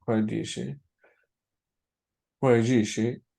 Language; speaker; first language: Chinese; non-native, learner; English